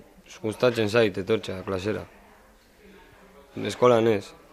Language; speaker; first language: Basque; non-native, local second language; Spanish